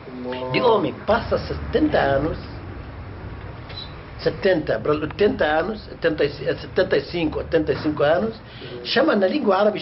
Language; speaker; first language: Portuguese; non-native, learner; Arabic